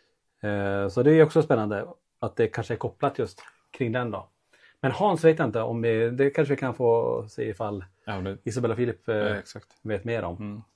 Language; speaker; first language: Swedish; native; Swedish